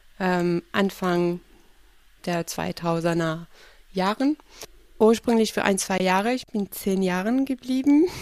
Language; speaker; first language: German; non-native, fluent; French